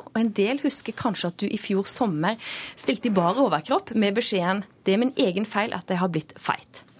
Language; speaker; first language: Norwegian; native; Norwegian